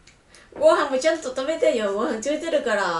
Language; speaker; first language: Japanese; non-native, learner; Vietnamese